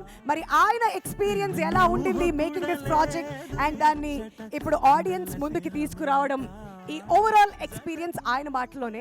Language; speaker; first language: Telugu; native; Telugu